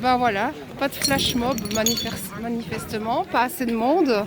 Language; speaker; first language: French; native; French